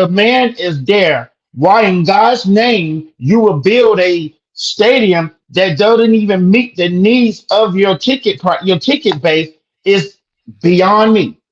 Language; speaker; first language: English; native; English